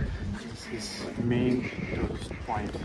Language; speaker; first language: English; non-native, fluent; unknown